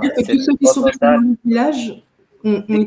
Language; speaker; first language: French; native; French